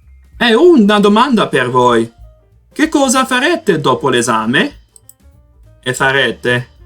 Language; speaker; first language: Italian; non-native, learner; Portuguese